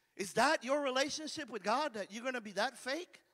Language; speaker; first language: English; native; English